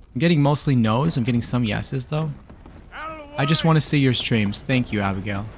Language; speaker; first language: English; native; English